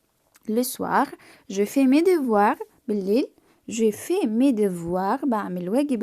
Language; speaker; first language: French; non-native, fluent; Arabic